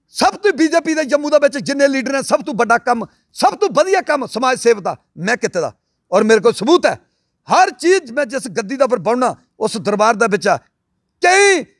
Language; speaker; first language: Punjabi; non-native, local second language; Dogri